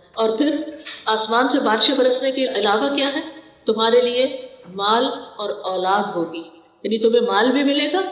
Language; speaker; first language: Urdu; native; Urdu